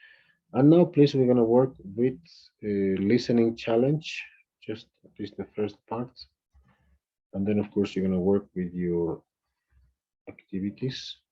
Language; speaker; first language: English; non-native, fluent; Spanish